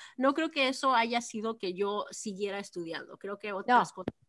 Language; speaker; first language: Spanish; early bilingual, heritage; Spanish